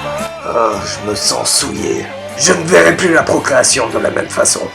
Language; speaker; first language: French; native; French